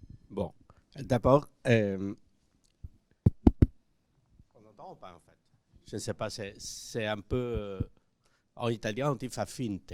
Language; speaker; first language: French; non-native, fluent; Chinese